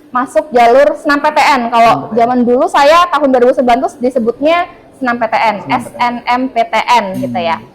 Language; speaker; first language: Indonesian; non-native, local second language; Madurese